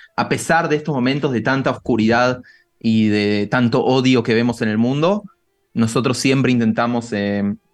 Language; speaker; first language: Spanish; native; Spanish